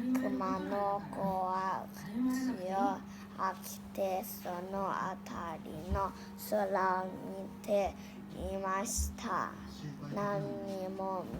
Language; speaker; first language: Japanese; non-native, learner; Thai